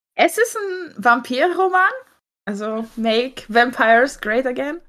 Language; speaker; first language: German; non-native, fluent; Czech